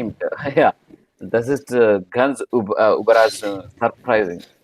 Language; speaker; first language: German; non-native, learner; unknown